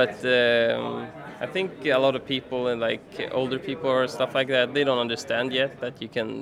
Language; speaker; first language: English; non-native, fluent; Swedish